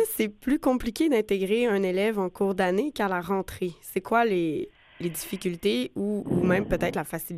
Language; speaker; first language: French; native; French